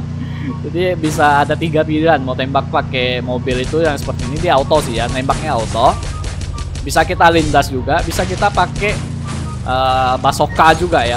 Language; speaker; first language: Indonesian; native; Indonesian